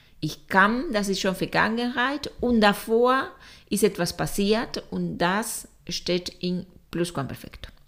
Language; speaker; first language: German; non-native, fluent; Spanish